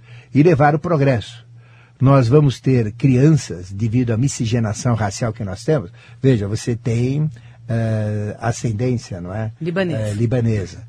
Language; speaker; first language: Portuguese; native; Portuguese